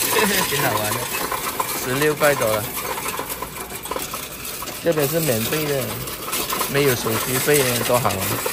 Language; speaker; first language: Chinese; non-native, local second language; Cantonese